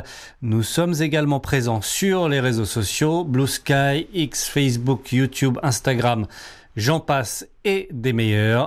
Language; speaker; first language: French; native; French